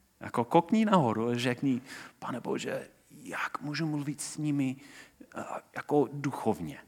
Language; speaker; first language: Czech; non-native, fluent; English